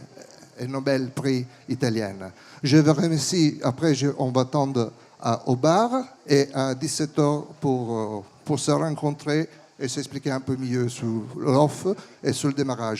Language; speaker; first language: French; non-native, fluent; Italian